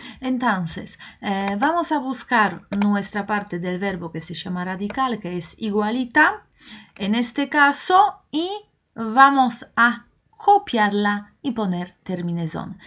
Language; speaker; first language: Spanish; non-native, fluent; Polish